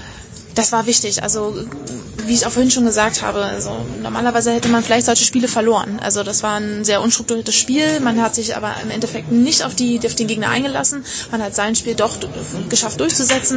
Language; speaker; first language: German; native; German